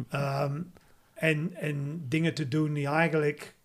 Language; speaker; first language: Dutch; non-native, fluent; English